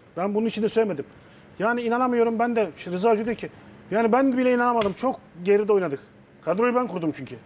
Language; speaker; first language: Turkish; native; Turkish